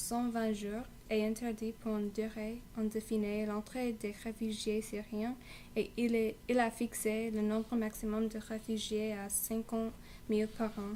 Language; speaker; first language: French; non-native, learner; English